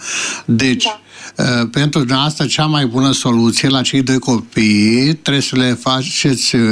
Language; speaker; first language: Romanian; native; Romanian